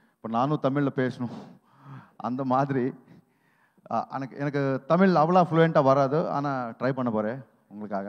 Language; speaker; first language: Tamil; non-native, learner; Telugu